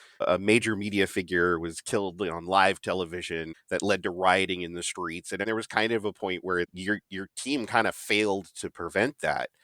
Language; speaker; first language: English; native; English